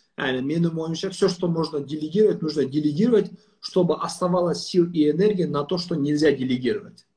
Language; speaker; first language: Russian; non-native, local second language; Kazakh